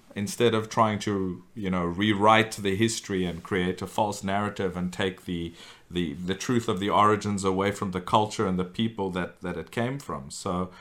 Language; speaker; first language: English; native; English